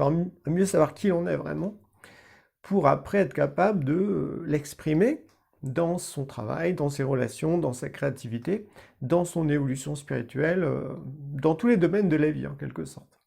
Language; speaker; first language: French; native; French